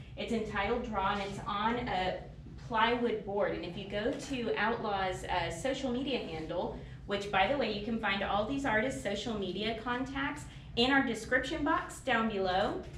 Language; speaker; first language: English; native; English